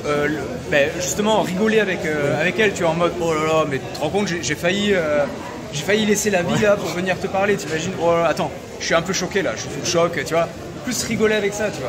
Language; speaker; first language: French; native; French